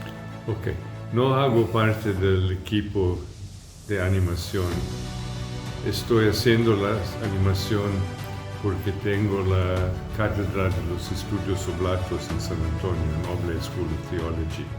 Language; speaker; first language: Spanish; non-native, fluent; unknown